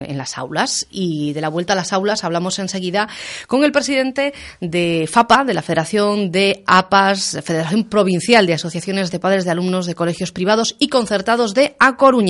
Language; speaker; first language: Spanish; native; Spanish